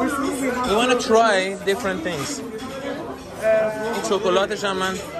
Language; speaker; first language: English; non-native, fluent; Persian